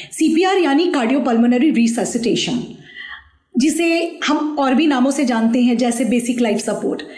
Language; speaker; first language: Hindi; native; Hindi